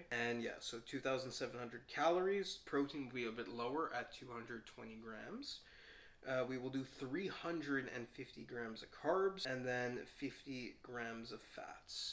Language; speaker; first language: English; native; English